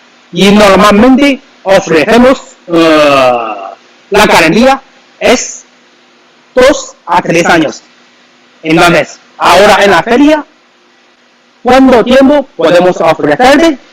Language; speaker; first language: Spanish; non-native, learner; Chinese